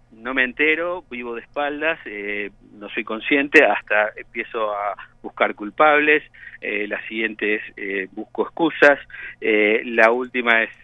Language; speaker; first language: Spanish; native; Spanish